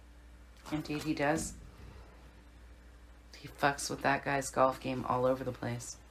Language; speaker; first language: English; native; English